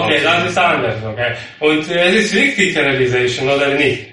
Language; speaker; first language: German; non-native, learner; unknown